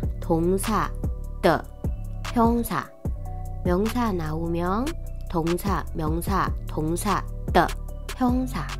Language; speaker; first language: Korean; non-native, fluent; Chinese